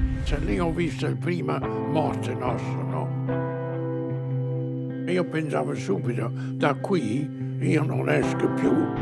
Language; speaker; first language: Italian; non-native, fluent; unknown